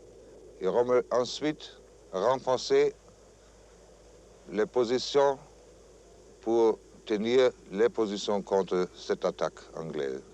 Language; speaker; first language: French; non-native, fluent; German